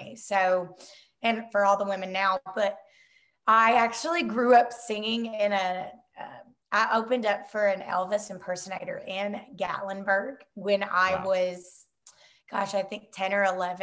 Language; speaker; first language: English; native; English